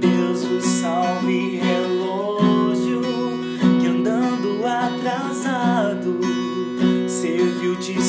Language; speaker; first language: Portuguese; native; Portuguese